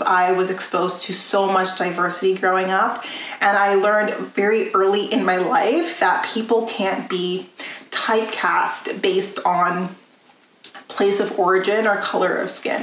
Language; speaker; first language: English; native; English